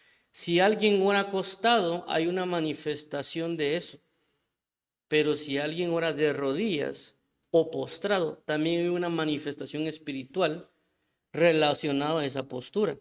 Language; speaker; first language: Spanish; native; Spanish